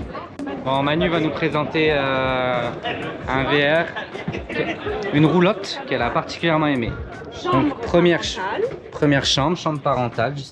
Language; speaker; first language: French; native; French